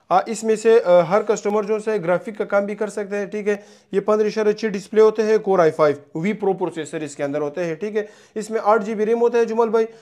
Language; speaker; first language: Urdu; non-native, local second language; Punjabi